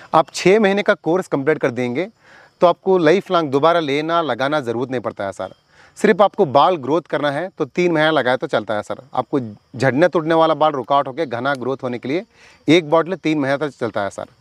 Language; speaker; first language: Hindi; non-native, local second language; Kannada